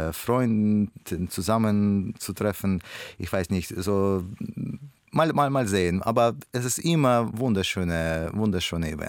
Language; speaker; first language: German; non-native, learner; Russian